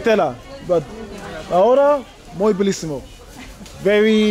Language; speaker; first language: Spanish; non-native, learner; English